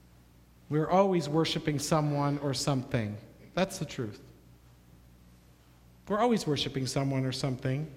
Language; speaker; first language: English; native; English